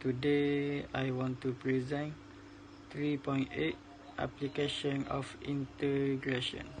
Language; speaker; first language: English; non-native, local second language; Malay